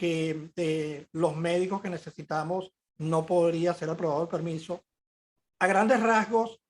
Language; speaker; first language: Spanish; native; Spanish